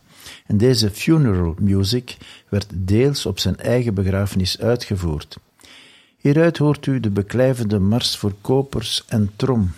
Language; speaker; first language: Dutch; native; Dutch